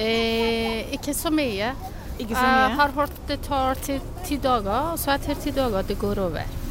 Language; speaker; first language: Norwegian; non-native, learner; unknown